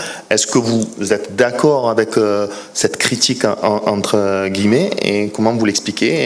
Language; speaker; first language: French; native; French